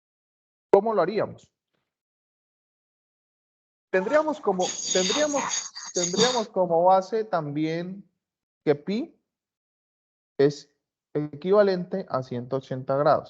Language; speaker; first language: Spanish; native; Spanish